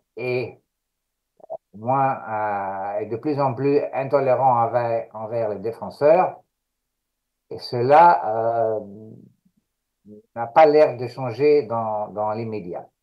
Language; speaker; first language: French; non-native, fluent; Greek